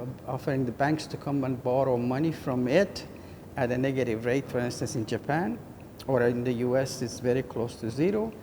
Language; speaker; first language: English; non-native, fluent; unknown